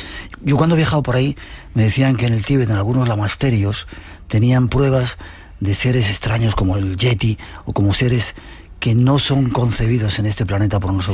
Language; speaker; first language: Spanish; native; Spanish